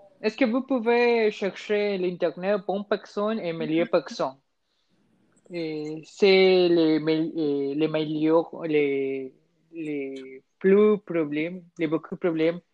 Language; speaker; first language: French; non-native, learner; Spanish